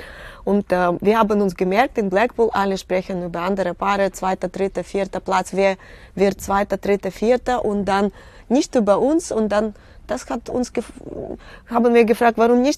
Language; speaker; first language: German; non-native, fluent; Russian